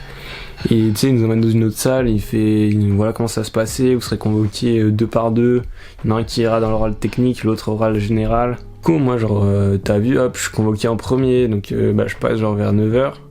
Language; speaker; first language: French; native; French